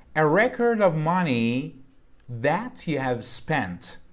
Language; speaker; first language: English; non-native, fluent; Persian